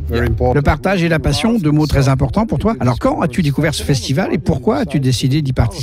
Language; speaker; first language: French; native; French